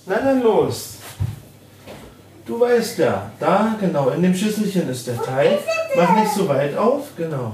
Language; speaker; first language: German; native; German